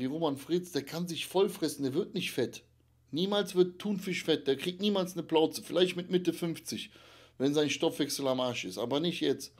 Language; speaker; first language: German; native; German